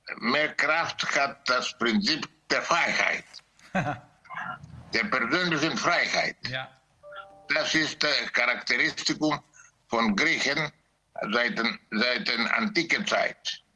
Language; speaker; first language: German; non-native, learner; Greek